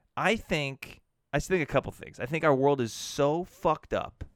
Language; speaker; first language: English; native; English